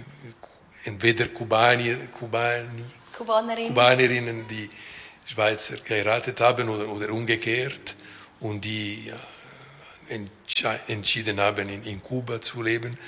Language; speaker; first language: German; non-native, local second language; Italian